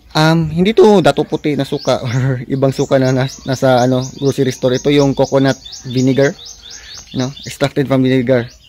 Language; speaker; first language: Filipino; non-native, local second language; Cebuano